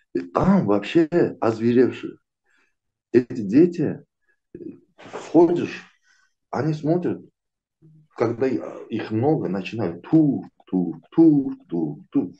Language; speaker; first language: Russian; non-native, local second language; Azerbaijani